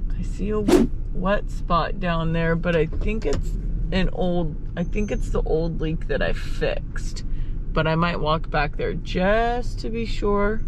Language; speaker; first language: English; native; English